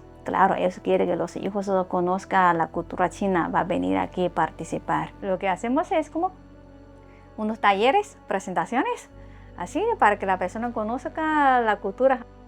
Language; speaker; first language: Spanish; non-native, fluent; Chinese